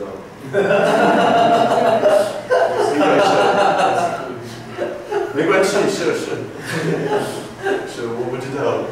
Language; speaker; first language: Chinese; non-native, learner; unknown